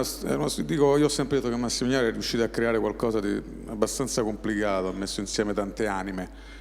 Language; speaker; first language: Italian; native; Italian